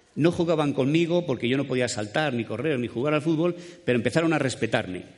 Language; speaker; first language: Spanish; native; Spanish